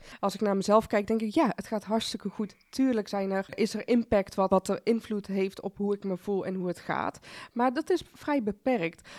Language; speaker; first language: Dutch; early bilingual, other home language; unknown